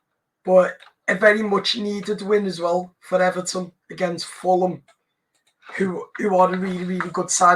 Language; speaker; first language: English; native; English